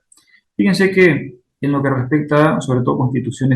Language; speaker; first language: Spanish; native; Spanish